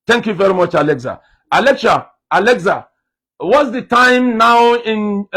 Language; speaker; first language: English; non-native, local second language; Yoruba